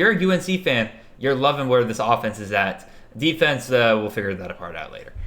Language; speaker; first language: English; native; English